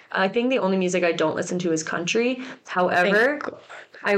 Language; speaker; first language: English; native; English